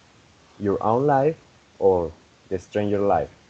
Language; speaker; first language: English; non-native, fluent; Spanish